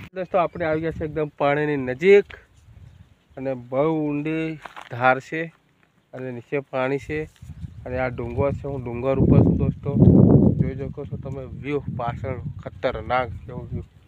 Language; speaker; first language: Gujarati; non-native, local second language; Bhili